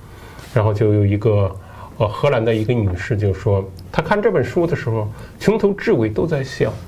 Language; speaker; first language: Chinese; native; Chinese